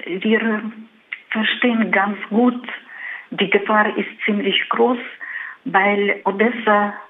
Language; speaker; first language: German; non-native, fluent; Russian